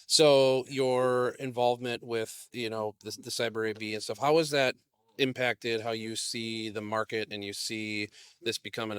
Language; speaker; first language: English; native; English